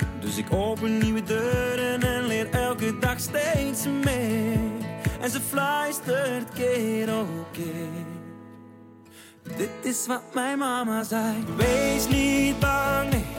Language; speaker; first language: Dutch; native; Dutch